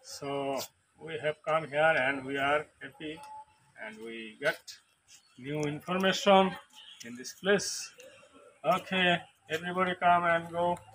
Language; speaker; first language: English; non-native, learner; Bangla